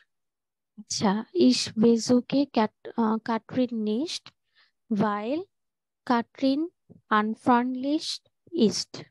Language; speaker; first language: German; non-native, learner; Bangla